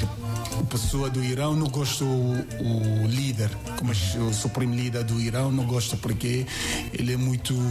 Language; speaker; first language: Portuguese; non-native, learner; Yoruba